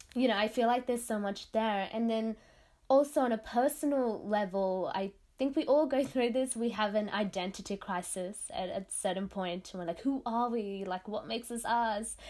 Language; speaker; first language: English; non-native, local second language; Tamil